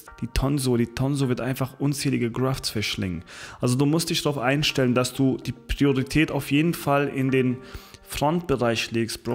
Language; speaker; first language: German; native; German